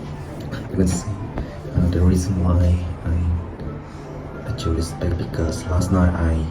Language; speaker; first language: English; non-native, learner; Vietnamese